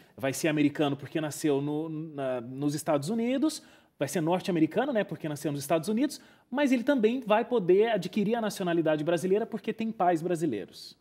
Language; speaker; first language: Portuguese; native; Portuguese